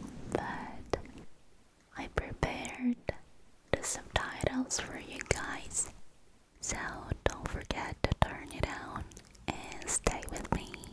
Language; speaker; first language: English; non-native, fluent; Korean